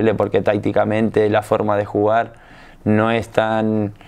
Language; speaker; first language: Spanish; native; Spanish